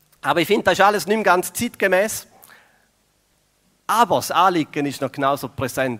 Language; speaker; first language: German; native; German